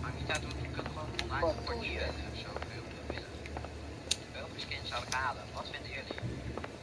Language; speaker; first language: Dutch; native; Dutch